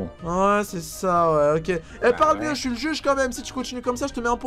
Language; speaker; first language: French; native; French